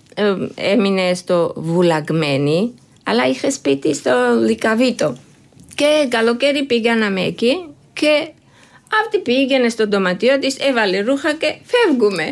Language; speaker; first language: Greek; non-native, learner; Georgian